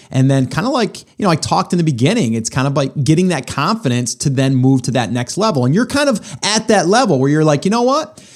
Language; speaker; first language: English; native; English